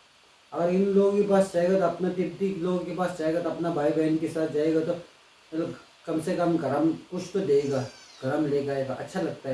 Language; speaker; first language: Hindi; non-native, local second language; Tibetan